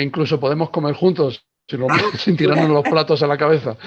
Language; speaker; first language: Spanish; native; Spanish